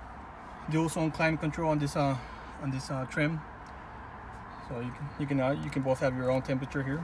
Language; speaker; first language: English; native; English